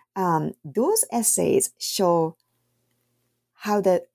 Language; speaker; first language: English; non-native, fluent; Japanese